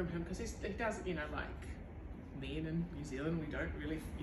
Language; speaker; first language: English; native; English